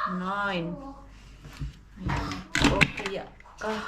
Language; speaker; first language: Finnish; non-native, learner; Filipino